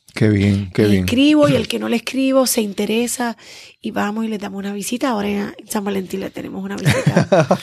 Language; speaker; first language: Spanish; native; Spanish